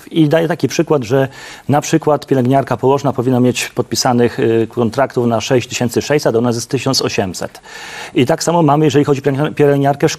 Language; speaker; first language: Polish; native; Polish